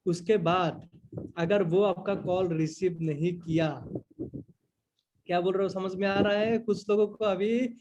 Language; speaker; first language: Hindi; non-native, local second language; Assamese